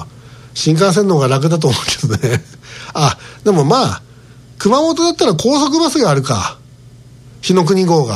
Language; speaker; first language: Japanese; native; Japanese